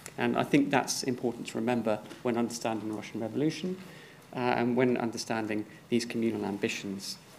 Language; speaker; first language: English; native; English